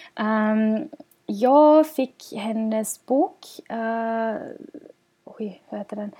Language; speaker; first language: Swedish; non-native, fluent; German